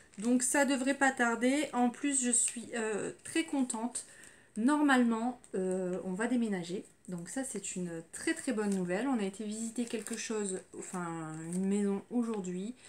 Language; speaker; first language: French; native; French